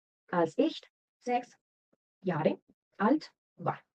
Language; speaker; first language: German; non-native, fluent; Spanish